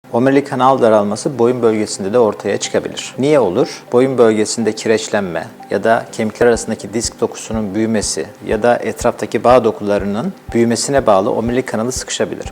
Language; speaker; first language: Turkish; native; Turkish